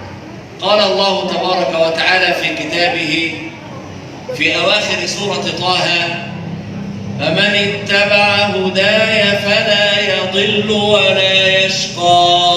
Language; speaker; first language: Arabic; native; Arabic